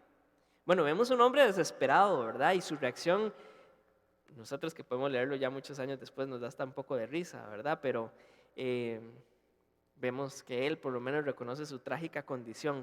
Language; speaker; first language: Spanish; native; Spanish